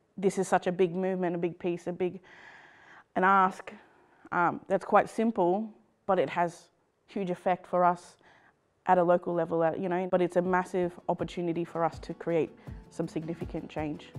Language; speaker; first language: English; native; English